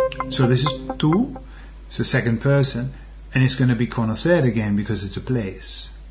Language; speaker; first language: English; native; English